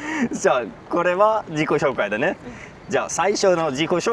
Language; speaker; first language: Japanese; non-native, fluent; Persian